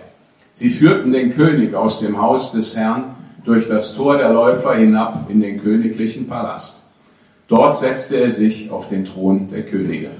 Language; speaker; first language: German; native; German